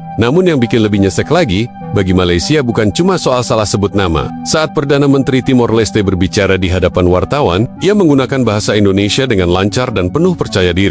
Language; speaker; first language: Indonesian; native; Indonesian